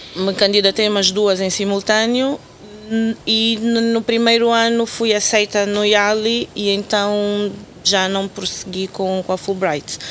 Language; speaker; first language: Portuguese; native; Portuguese